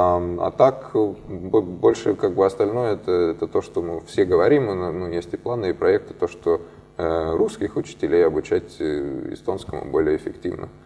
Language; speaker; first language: Russian; native; Russian